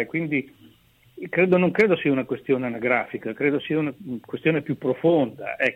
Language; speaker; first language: Italian; native; Italian